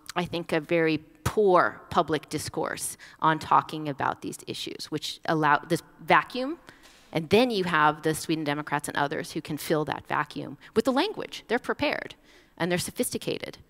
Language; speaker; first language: English; native; English